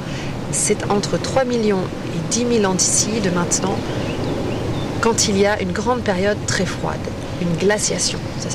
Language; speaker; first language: French; native; French